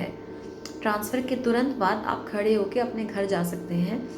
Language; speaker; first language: Hindi; native; Hindi